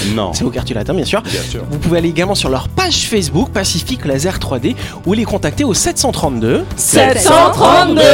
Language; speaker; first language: French; native; French